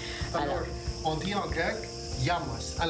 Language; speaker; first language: French; non-native, fluent; Greek